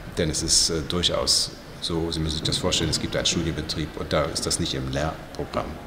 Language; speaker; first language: German; native; German